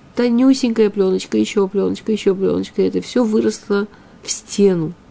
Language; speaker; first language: Russian; early bilingual, heritage; Russian